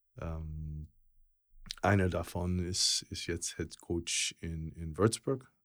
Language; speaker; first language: German; non-native, fluent; English